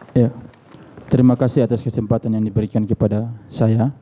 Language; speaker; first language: Indonesian; native; Indonesian